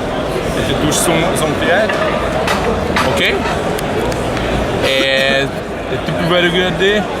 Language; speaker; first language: French; non-native, learner; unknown